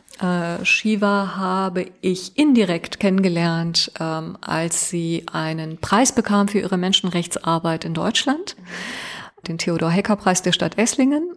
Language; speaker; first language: German; early bilingual, other home language; Persian